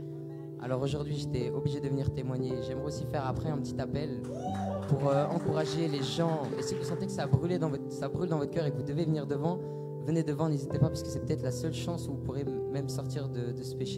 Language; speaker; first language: French; native; French